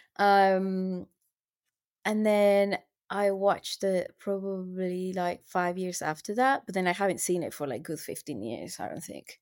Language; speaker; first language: English; native; English